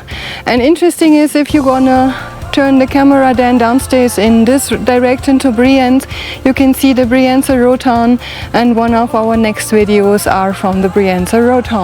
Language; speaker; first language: English; non-native, learner; German